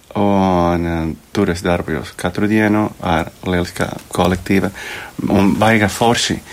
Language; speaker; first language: Latvian; non-native, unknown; Spanish